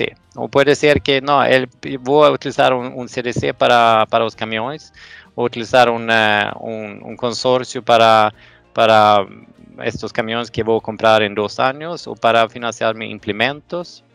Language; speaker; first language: Portuguese; non-native, fluent; Swedish